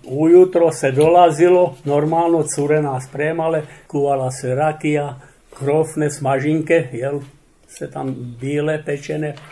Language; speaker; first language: Serbian; non-native, local second language; Czech